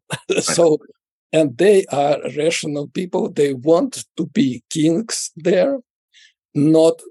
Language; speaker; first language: English; non-native, fluent; Russian